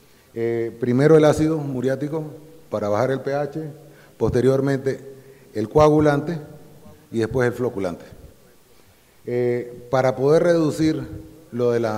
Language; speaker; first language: Spanish; native; Spanish